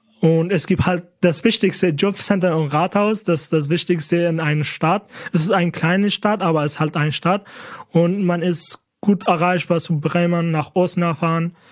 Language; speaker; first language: German; non-native, fluent; Kurdish